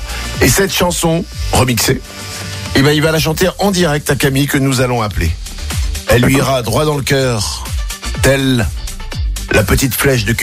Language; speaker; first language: French; native; French